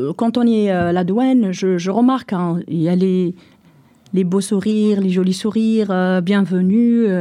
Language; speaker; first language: French; non-native, local second language; Arabic